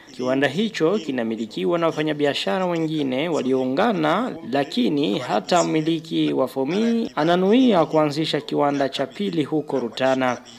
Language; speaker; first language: Swahili; non-native, local second language; Rundi